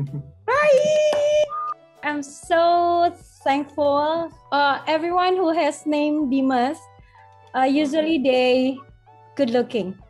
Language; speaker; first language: English; non-native, local second language; Indonesian